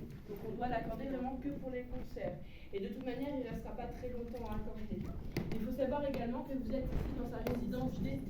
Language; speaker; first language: French; native; French